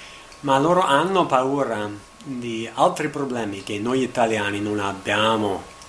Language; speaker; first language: Italian; non-native, learner; English